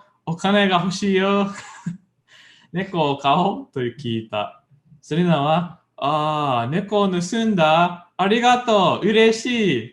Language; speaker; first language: Japanese; non-native, learner; English